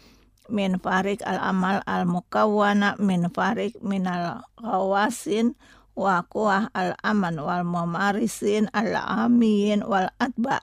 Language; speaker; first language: Arabic; non-native, fluent; Indonesian